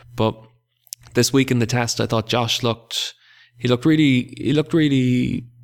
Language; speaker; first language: English; native; English